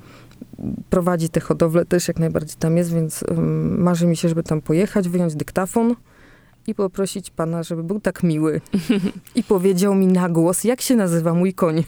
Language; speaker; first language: Polish; native; Polish